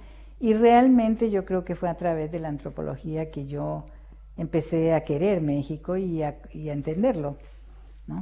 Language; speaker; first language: Spanish; early bilingual, other home language; Russian